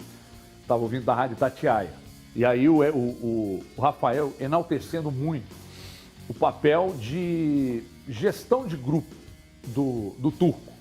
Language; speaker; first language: Portuguese; native; Portuguese